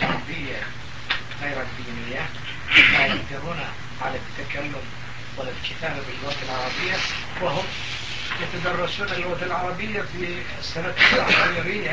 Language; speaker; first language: Arabic; non-native, fluent; Turkish